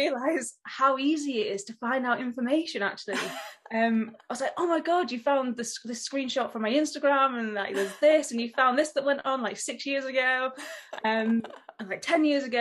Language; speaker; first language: English; native; English